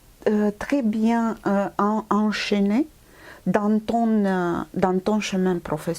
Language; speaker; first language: French; non-native, fluent; Romanian